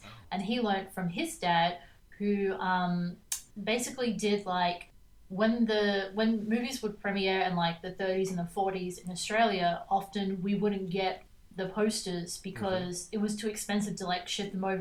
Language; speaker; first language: English; native; English